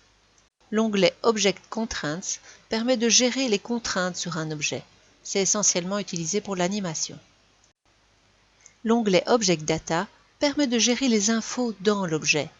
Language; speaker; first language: French; native; French